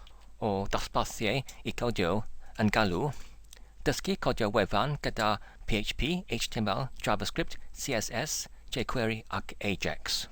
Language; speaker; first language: Welsh; non-native, learner; English